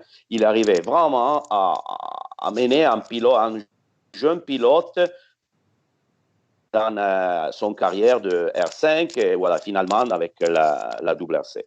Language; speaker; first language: French; non-native, fluent; Italian